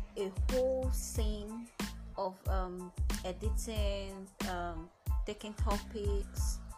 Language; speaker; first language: English; non-native, local second language; Yoruba